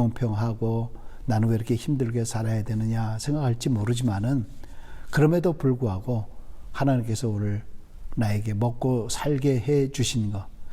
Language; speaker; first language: Korean; native; Korean